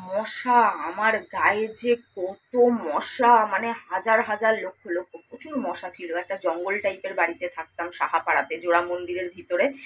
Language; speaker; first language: Bangla; native; Bangla